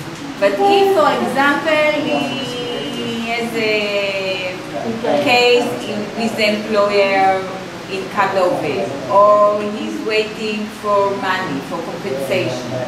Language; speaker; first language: English; non-native, fluent; Hebrew